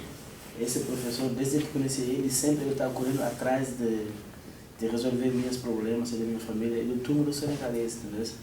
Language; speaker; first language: Portuguese; non-native, fluent; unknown